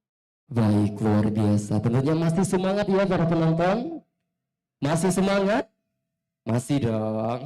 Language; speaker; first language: Indonesian; native; Indonesian